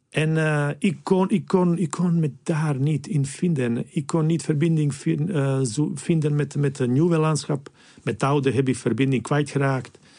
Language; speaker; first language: Dutch; non-native, fluent; Bosnian